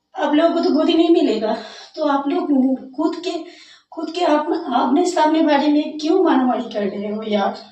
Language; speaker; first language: Hindi; non-native, local second language; Bangla